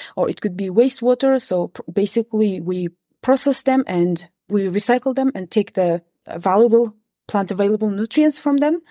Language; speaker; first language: English; non-native, fluent; Kazakh